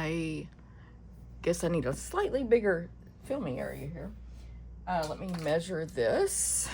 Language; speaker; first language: English; native; English